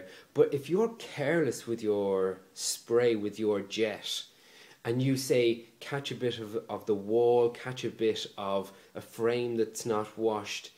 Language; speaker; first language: English; native; English